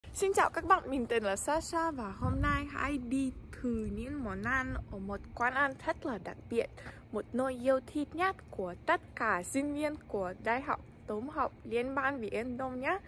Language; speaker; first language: Vietnamese; non-native, fluent; Russian